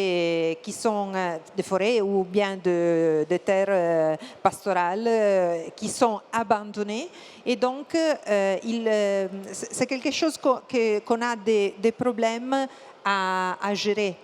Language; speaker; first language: French; non-native, fluent; Italian